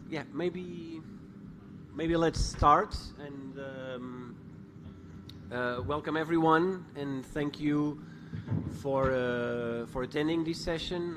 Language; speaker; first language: English; non-native, fluent; Portuguese